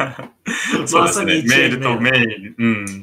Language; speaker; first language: Japanese; native; Japanese